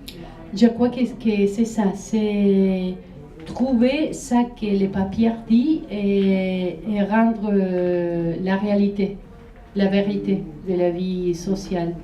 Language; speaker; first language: French; non-native, fluent; Spanish